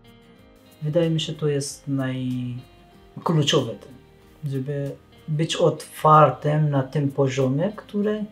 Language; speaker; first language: Polish; non-native, learner; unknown